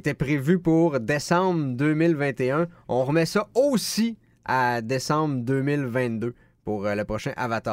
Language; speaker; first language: French; native; French